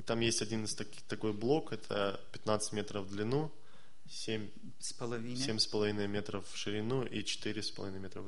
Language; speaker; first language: Russian; native; Russian